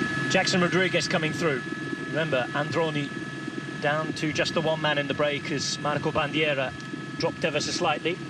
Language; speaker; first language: English; native; English